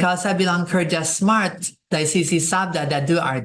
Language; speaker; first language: Indonesian; non-native, fluent; English